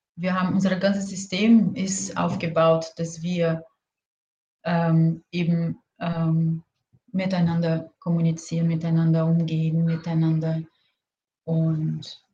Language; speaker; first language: German; non-native, fluent; Portuguese